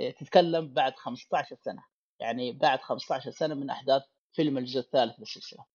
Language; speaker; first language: Arabic; native; Arabic